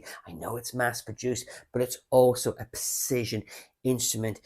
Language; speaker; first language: English; native; English